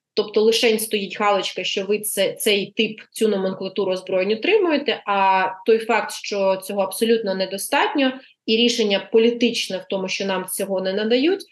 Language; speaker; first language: Ukrainian; native; Ukrainian